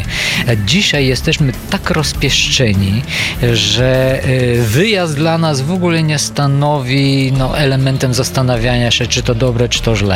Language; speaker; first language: Polish; non-native, fluent; Bulgarian